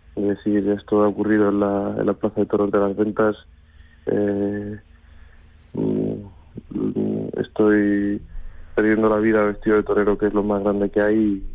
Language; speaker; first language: Spanish; native; Spanish